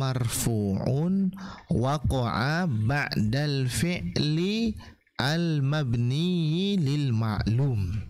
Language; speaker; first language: Arabic; non-native, fluent; Indonesian